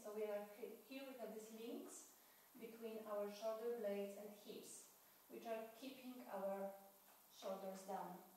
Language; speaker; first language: English; non-native, fluent; Polish